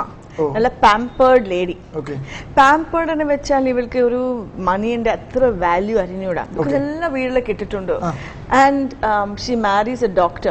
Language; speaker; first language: Malayalam; non-native, learner; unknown